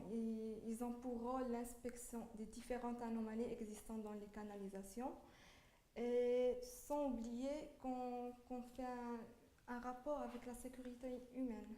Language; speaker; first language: French; non-native, local second language; Arabic